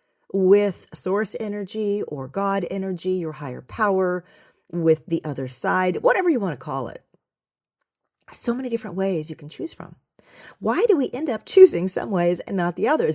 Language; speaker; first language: English; native; English